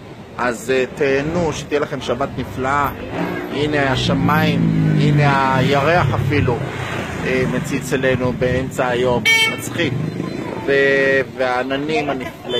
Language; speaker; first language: Hebrew; native; Hebrew